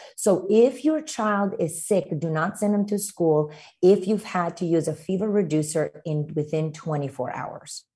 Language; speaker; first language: English; early bilingual, other home language; Romanian